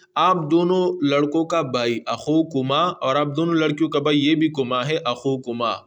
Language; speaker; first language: Urdu; non-native, local second language; Pashto